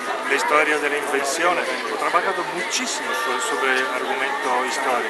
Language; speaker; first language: Spanish; non-native, learner; Italian